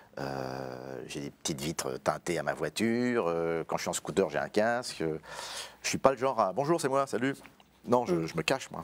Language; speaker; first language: French; native; French